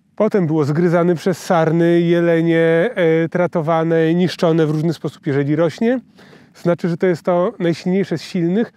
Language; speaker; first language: Polish; native; Polish